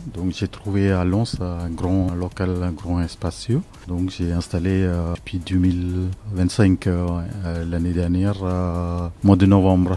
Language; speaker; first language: French; non-native, learner; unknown